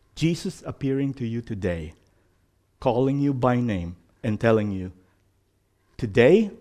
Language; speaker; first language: English; non-native, local second language; Filipino